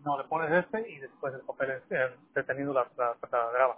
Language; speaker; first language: Spanish; native; Spanish